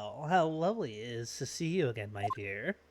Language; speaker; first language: English; native; English